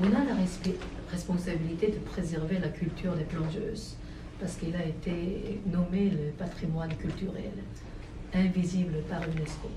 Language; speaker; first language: French; non-native, fluent; Korean